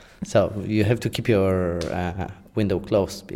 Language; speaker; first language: English; non-native, fluent; Polish